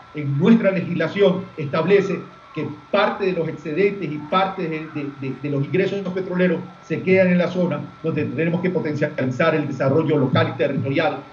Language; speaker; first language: Spanish; native; Spanish